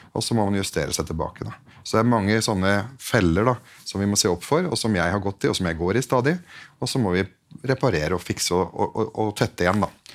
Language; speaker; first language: Norwegian; early bilingual, other home language; Arabic